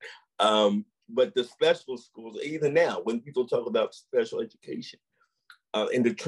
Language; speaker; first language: English; native; English